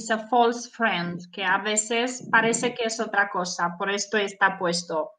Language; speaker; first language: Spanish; non-native, fluent; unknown